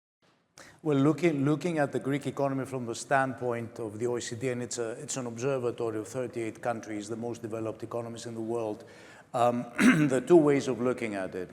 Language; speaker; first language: English; non-native, local second language; Greek